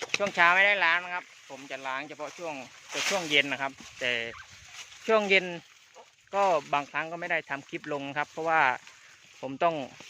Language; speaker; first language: Thai; non-native, local second language; Khmer